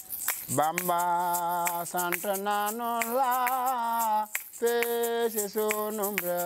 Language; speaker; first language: Spanish; non-native, fluent; Wolof